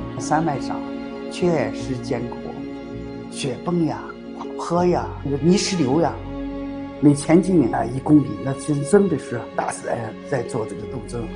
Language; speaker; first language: Chinese; native; Chinese